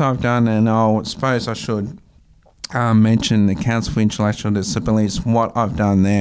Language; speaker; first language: English; native; English